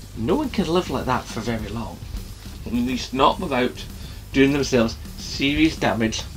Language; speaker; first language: English; native; English